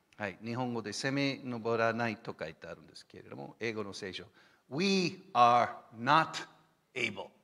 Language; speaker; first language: Japanese; non-native, fluent; English